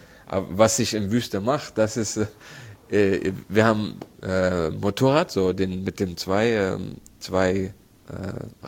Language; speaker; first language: German; non-native, learner; Arabic